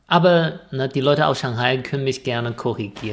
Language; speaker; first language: German; non-native, fluent; Chinese